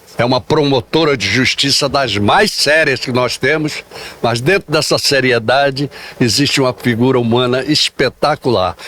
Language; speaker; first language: Portuguese; native; Portuguese